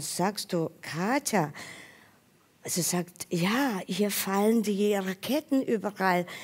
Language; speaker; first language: German; non-native, fluent; Ukrainian